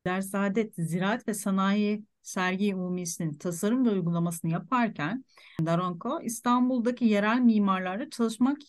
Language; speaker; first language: Turkish; native; Turkish